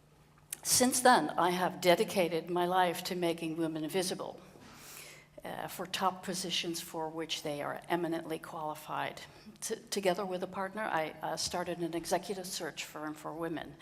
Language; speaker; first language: English; non-native, fluent; Dutch